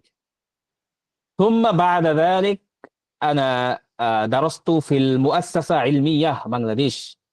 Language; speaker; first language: Arabic; non-native, fluent; Bangla